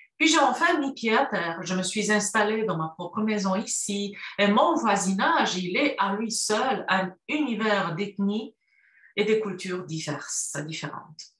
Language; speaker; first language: French; non-native, fluent; Romanian